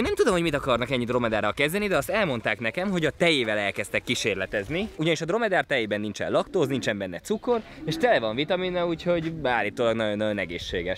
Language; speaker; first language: Hungarian; native; Hungarian